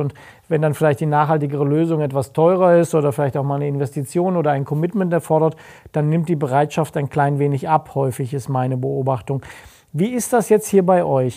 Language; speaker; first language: German; native; German